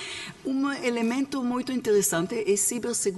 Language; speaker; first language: Portuguese; non-native, learner; Hebrew